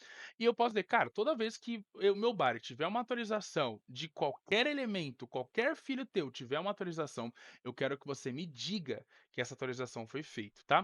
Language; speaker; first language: Portuguese; native; Portuguese